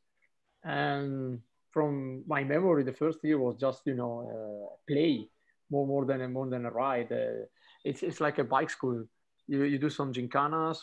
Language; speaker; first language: English; non-native, fluent; Italian